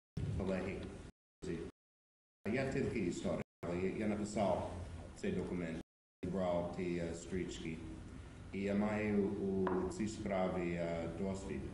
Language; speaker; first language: Ukrainian; non-native, fluent; English